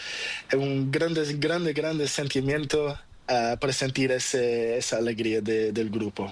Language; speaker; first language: Spanish; non-native, learner; Portuguese